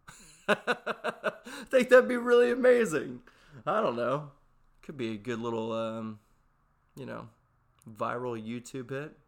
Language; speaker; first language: English; native; English